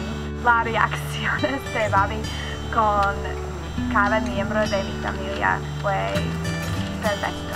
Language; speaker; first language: Spanish; non-native, learner; English